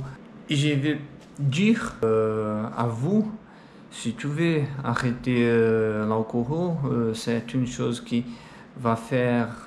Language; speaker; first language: French; non-native, learner; Portuguese